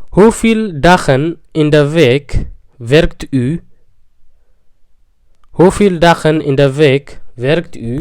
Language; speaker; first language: Dutch; non-native, fluent; Tigrinya